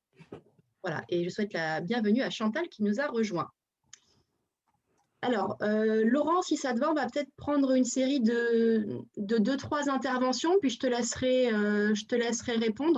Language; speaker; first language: French; native; French